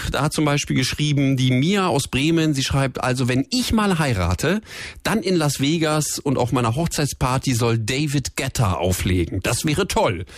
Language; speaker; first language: German; native; German